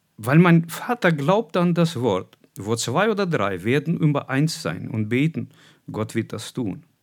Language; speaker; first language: German; non-native, fluent; Russian